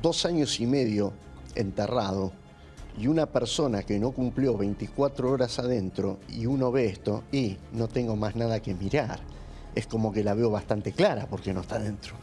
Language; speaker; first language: Spanish; native; Spanish